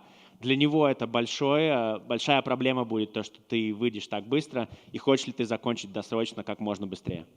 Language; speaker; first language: Russian; native; Russian